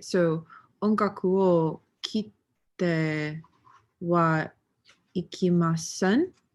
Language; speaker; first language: Japanese; non-native, learner; English